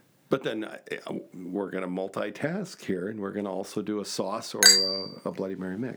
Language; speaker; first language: English; native; English